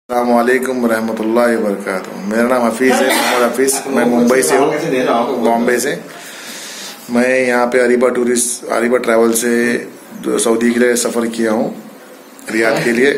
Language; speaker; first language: Hindi; native; Hindi